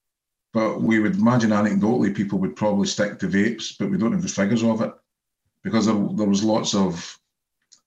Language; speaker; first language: English; native; English